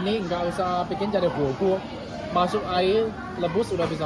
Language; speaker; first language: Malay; non-native, learner; Cantonese